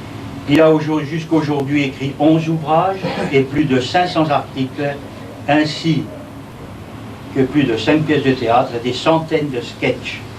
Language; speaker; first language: French; native; French